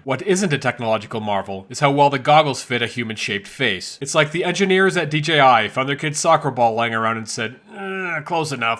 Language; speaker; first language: English; native; English